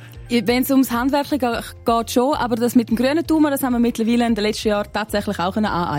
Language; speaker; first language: German; native; German